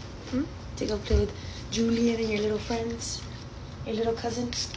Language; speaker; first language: English; early bilingual, other home language; Spanish